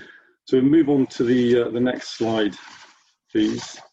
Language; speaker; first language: English; native; English